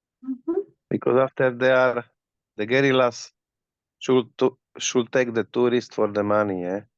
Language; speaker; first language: English; non-native, learner; Slovak